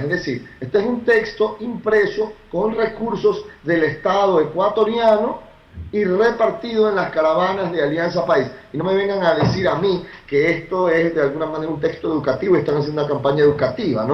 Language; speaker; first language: Spanish; native; Spanish